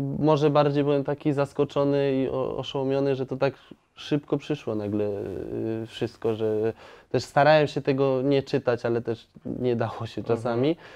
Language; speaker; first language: Polish; early bilingual, other home language; Spanish